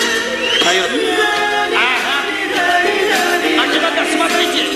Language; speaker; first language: Russian; non-native, local second language; Uyghur